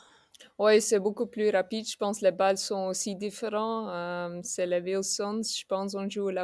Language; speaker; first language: French; non-native, local second language; Dutch